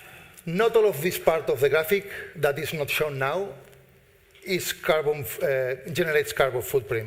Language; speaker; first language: English; non-native, fluent; Spanish